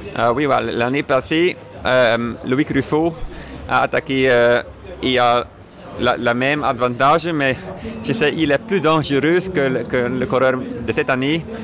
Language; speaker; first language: French; non-native, fluent; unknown